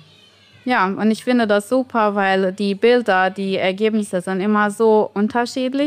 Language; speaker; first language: German; non-native, fluent; Bosnian